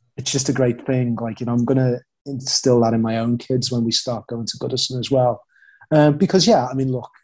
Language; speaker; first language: English; native; English